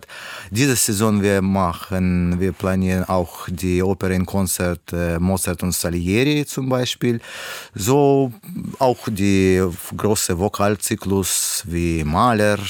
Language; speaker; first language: German; non-native, learner; Russian